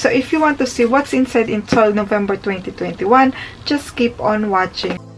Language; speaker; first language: English; non-native, fluent; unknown